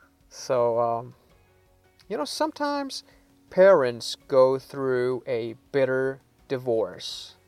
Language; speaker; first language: English; non-native, fluent; Persian